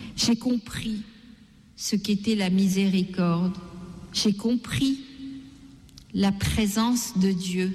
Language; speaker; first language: French; non-native, local second language; Gujarati